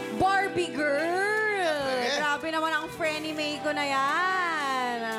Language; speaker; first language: Filipino; native; Filipino